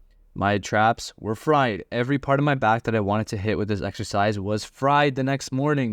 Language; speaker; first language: English; native; English